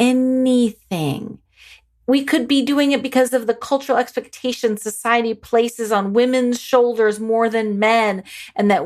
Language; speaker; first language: English; native; English